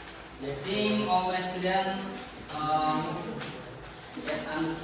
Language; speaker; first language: English; non-native, learner; Indonesian